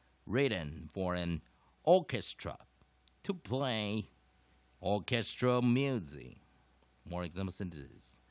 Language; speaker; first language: English; non-native, fluent; Chinese